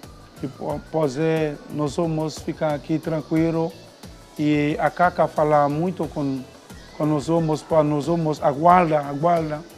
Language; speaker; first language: Portuguese; non-native, learner; Haitian Creole